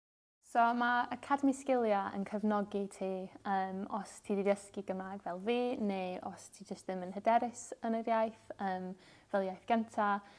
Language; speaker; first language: Welsh; non-native, local second language; English